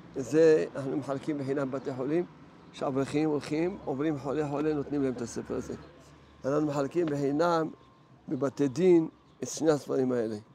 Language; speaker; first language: Hebrew; early bilingual, other home language; Arabic